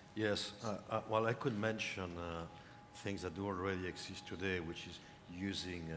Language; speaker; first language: English; non-native, fluent; French